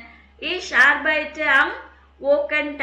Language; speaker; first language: German; non-native, fluent; Tamil